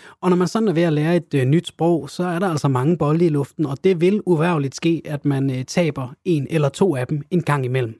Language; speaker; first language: Danish; native; Danish